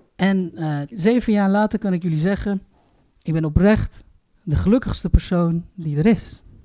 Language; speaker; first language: Dutch; early bilingual, other home language; Turkish